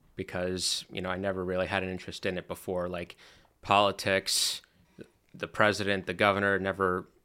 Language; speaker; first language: English; native; English